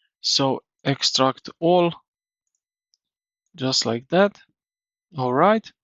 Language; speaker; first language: English; non-native, fluent; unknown